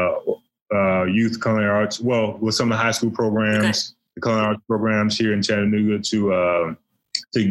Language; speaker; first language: English; native; English